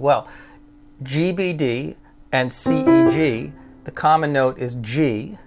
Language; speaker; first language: English; native; English